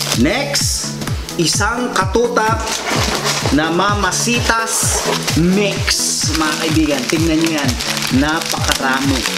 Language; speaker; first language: Filipino; non-native, local second language; Iloko